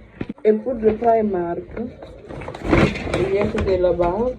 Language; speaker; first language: French; non-native, fluent; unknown